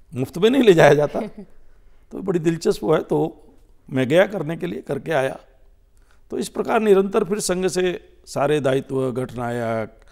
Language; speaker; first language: Hindi; native; Hindi